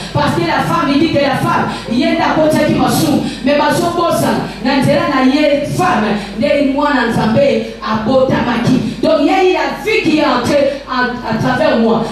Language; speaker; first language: French; non-native, local second language; Lingala